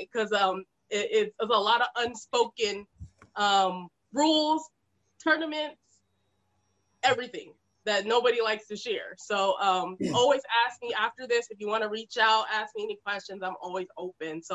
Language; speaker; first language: English; native; English